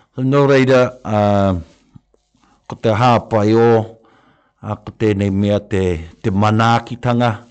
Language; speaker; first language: Māori; non-native, local second language; English